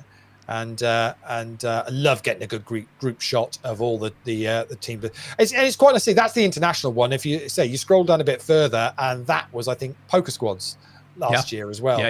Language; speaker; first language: English; native; English